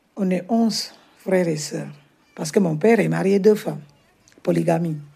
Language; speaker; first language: French; non-native, learner; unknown